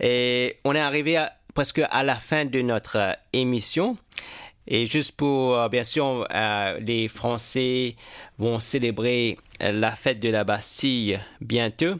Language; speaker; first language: French; non-native, fluent; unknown